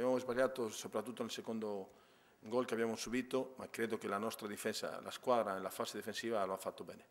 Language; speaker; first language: Italian; non-native, fluent; Spanish